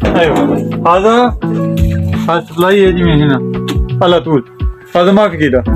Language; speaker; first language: Arabic; non-native, learner; Hindi